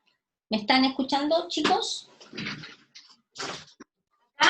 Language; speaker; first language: Spanish; native; Spanish